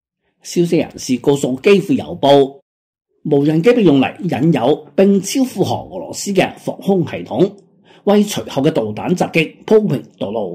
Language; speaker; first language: Chinese; non-native, local second language; Cantonese